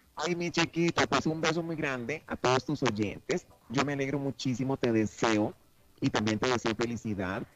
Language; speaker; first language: Spanish; native; Spanish